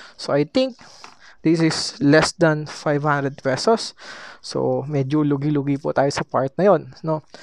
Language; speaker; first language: Filipino; native; Filipino